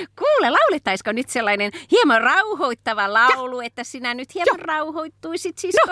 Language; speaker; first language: Finnish; native; Finnish